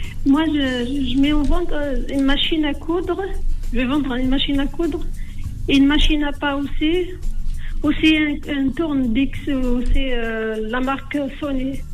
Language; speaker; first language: French; non-native, learner; Arabic